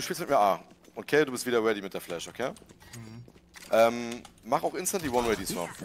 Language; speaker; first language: German; native; German